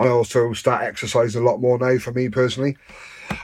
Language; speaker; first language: English; native; English